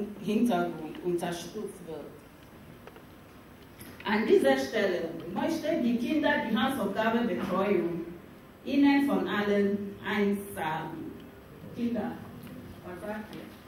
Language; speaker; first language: German; non-native, fluent; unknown